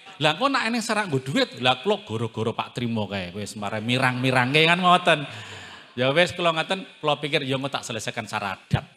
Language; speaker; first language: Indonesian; non-native, local second language; Javanese